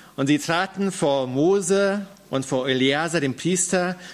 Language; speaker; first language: German; native; German